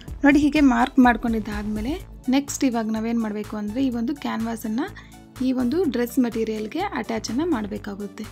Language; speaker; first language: Kannada; native; Kannada